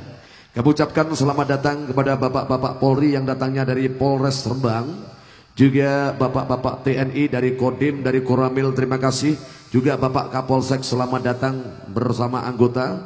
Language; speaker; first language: Indonesian; non-native, local second language; Javanese